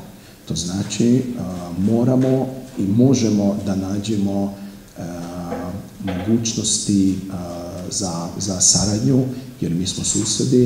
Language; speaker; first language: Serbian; non-native, fluent; Hungarian